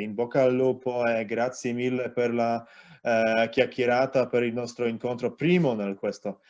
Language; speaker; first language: Italian; non-native, learner; Polish